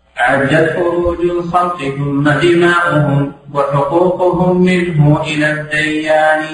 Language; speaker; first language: Arabic; native; Arabic